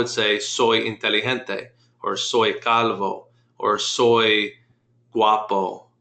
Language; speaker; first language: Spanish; non-native, fluent; English